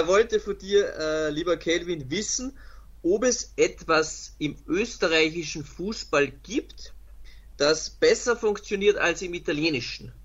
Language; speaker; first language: German; native; German